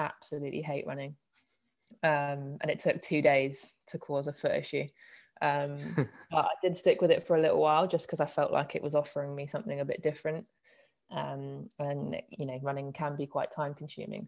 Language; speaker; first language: English; native; English